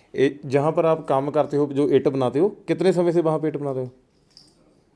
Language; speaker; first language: Hindi; non-native, local second language; Punjabi